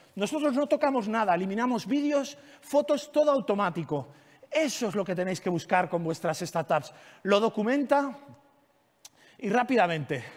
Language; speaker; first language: Spanish; non-native, local second language; Catalan